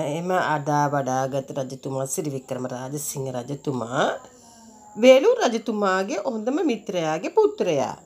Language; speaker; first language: Sinhala; non-native, local second language; Tamil